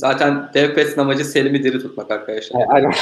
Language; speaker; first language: Turkish; native; Turkish